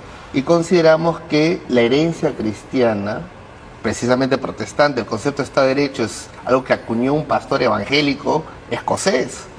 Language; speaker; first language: Spanish; native; Spanish